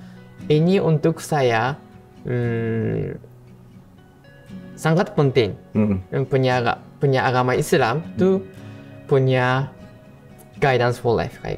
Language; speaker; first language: Indonesian; non-native, fluent; Japanese